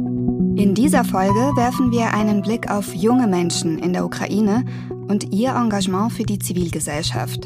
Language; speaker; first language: German; native; German